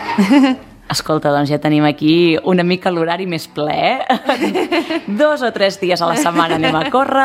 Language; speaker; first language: Catalan; native; Catalan